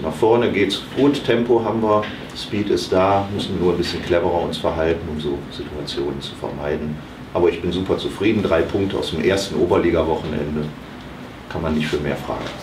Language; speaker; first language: German; native; German